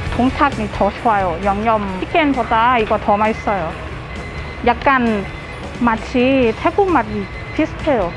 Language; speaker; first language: Korean; non-native, fluent; Thai